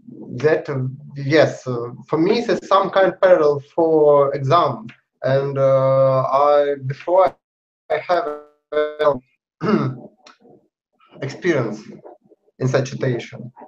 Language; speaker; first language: English; non-native, learner; Russian